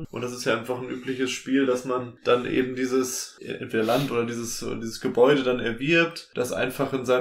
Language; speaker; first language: German; native; German